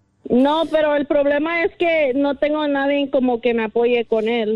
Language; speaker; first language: Spanish; early bilingual, heritage; Spanish